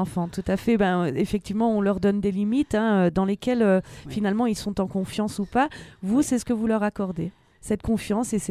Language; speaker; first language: French; native; French